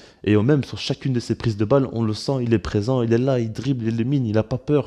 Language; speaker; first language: French; native; French